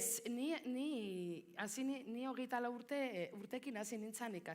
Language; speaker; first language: Basque; non-native, local second language; Spanish